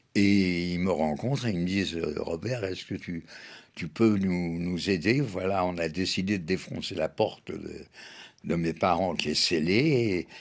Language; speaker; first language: French; native; French